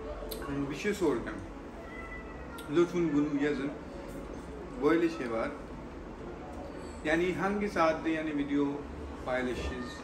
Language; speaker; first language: Turkish; non-native, learner; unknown